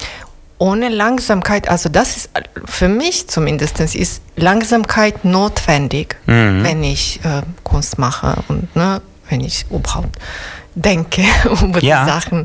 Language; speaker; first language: German; non-native, fluent; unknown